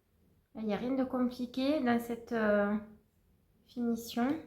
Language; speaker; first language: French; native; French